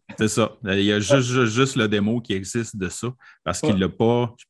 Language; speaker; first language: French; native; French